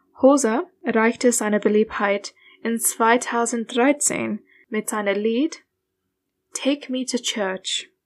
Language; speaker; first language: German; non-native, learner; English